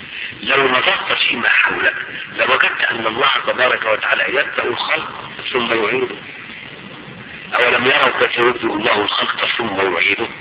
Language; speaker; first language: Arabic; native; Arabic